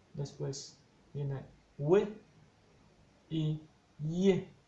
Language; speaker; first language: Spanish; non-native, fluent; Polish